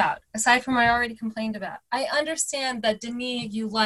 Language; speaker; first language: English; native; English